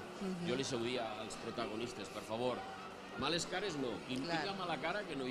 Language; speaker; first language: Catalan; native; Catalan